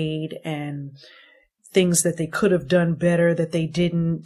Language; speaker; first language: English; native; English